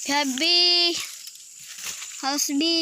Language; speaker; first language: English; non-native, learner; Filipino